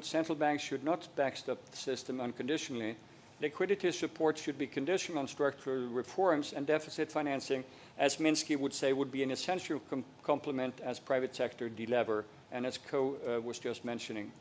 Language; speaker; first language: English; non-native, fluent; Norwegian